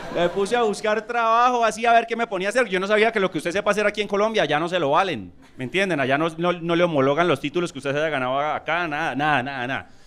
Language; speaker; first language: Spanish; native; Spanish